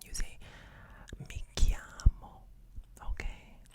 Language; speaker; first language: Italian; non-native, learner; English